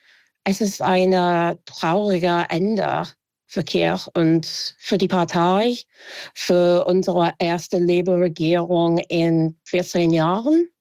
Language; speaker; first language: German; non-native, fluent; English